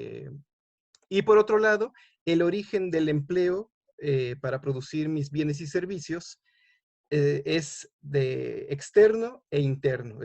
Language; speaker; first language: Spanish; native; Spanish